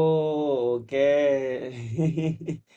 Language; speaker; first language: English; non-native, learner; Portuguese